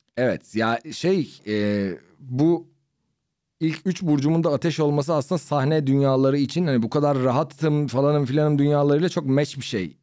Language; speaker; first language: Turkish; native; Turkish